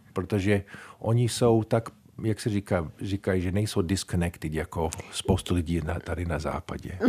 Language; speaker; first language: Czech; early bilingual, heritage; Czech